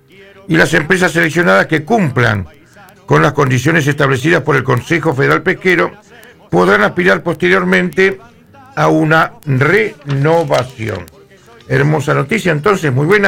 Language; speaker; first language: Spanish; native; Spanish